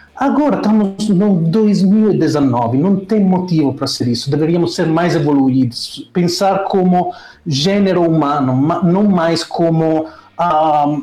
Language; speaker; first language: Portuguese; non-native, fluent; Italian